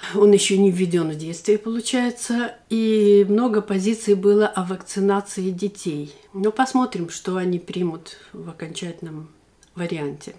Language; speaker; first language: Russian; native; Russian